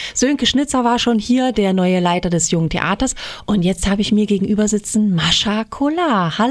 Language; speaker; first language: German; native; German